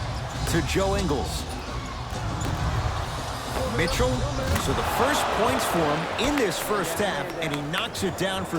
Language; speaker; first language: English; native; English